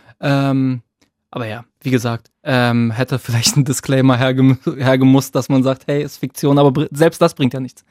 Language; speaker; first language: German; early bilingual, other home language; Arabic